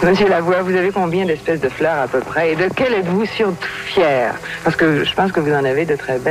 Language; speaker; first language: French; native; French